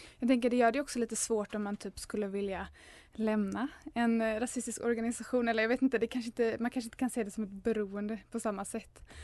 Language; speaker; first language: Swedish; native; Swedish